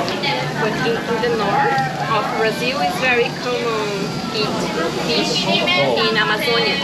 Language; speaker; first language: English; non-native, fluent; Portuguese